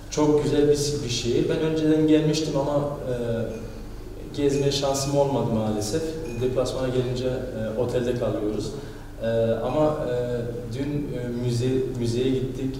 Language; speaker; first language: Turkish; early bilingual, heritage; Turkish